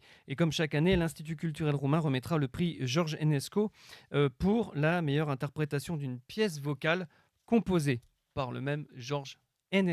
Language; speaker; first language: French; native; French